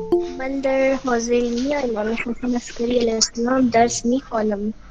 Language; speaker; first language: Persian; non-native, learner; Urdu